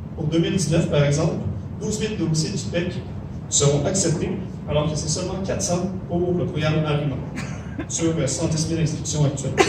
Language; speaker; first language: French; native; French